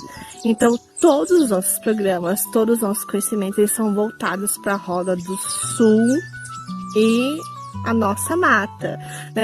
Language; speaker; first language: Portuguese; native; Portuguese